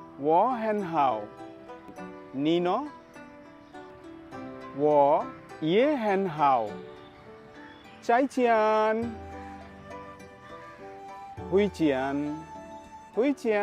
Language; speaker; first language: Chinese; non-native, learner; Bangla